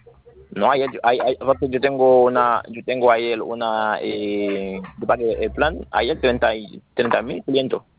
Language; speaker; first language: Spanish; non-native, learner; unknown